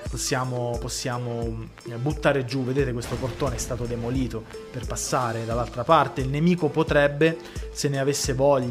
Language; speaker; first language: Italian; native; Italian